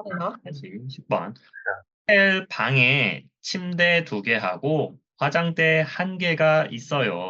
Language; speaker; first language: Korean; non-native, learner; Thai